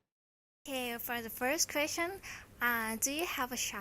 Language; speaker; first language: English; non-native, learner; Thai